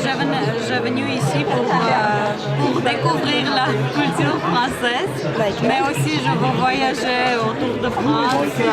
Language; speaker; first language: French; non-native, fluent; Armenian